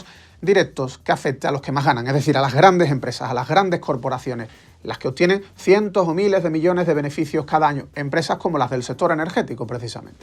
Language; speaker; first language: Spanish; native; Spanish